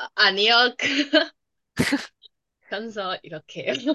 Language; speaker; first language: Korean; non-native, learner; Chinese